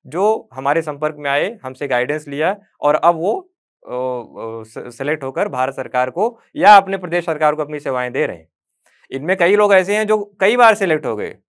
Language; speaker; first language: Hindi; native; Hindi